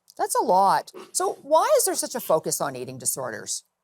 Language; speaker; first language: English; native; English